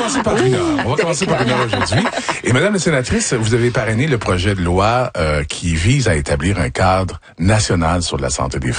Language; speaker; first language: French; native; French